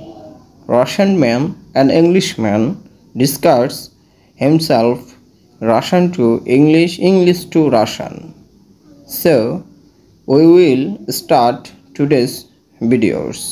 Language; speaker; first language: English; non-native, learner; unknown